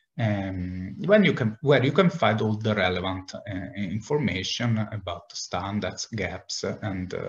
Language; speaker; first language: English; non-native, fluent; Italian